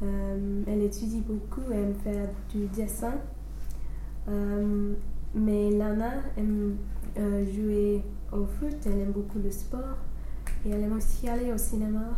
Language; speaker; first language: French; non-native, fluent; English